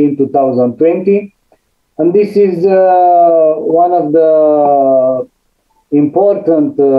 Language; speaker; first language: English; non-native, fluent; Romanian